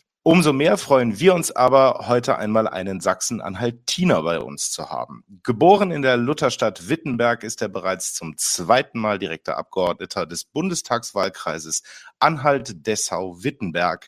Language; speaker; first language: German; native; German